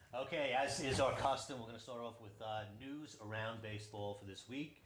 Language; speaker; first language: English; native; English